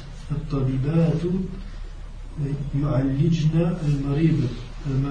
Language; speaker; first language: Arabic; non-native, learner; French